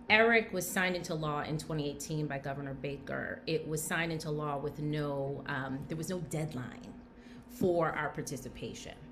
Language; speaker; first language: English; native; English